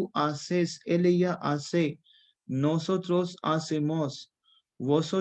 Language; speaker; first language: Spanish; non-native, fluent; Hindi